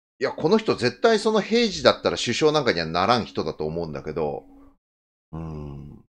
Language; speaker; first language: Japanese; native; Japanese